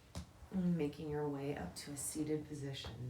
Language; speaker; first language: English; native; English